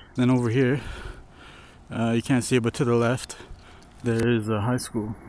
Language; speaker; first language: English; native; English